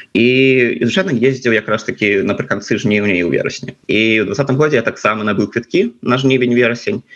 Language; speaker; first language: Belarusian; non-native, local second language; Russian